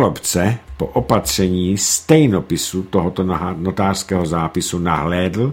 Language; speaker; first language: Czech; native; Czech